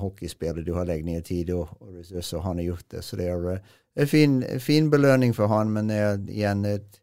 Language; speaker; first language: Swedish; non-native, fluent; English